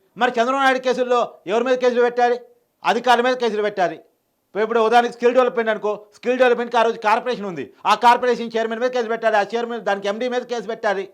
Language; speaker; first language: Telugu; native; Telugu